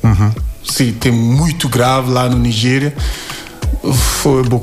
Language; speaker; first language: Portuguese; non-native, learner; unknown